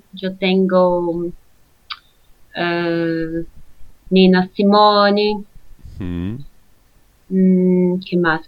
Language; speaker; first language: Spanish; non-native, fluent; Portuguese